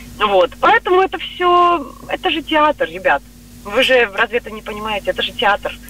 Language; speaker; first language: Russian; native; Russian